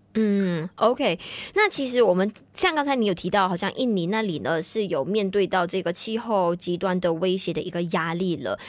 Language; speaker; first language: Chinese; native; Chinese